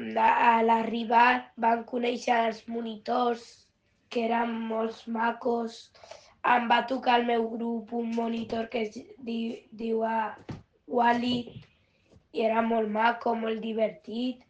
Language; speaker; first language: Catalan; non-native, local second language; Spanish